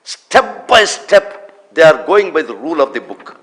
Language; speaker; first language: English; non-native, local second language; Telugu